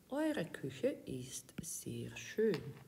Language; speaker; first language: German; non-native, fluent; Ukrainian